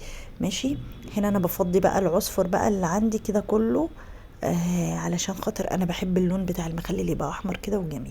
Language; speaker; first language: Arabic; native; Arabic